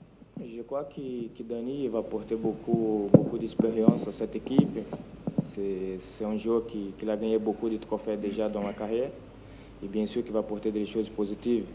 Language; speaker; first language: French; non-native, fluent; Portuguese